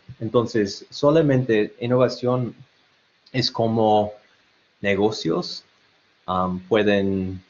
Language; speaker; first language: Spanish; non-native, learner; English